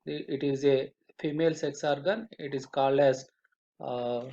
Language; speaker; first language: English; non-native, local second language; Telugu